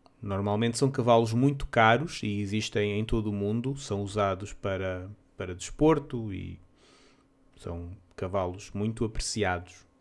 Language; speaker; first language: Portuguese; non-native, fluent; English